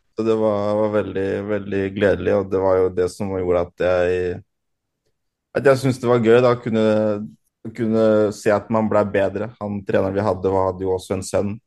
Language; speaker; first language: Norwegian; early bilingual, other home language; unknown